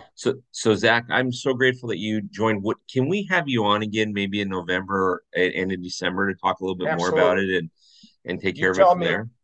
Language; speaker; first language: English; native; English